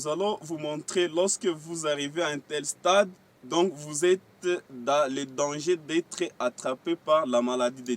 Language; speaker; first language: French; non-native, local second language; Swahili